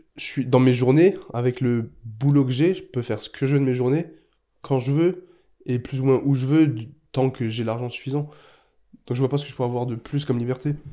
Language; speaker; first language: French; native; French